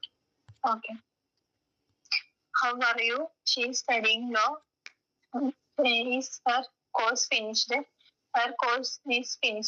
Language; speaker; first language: English; non-native, learner; Malayalam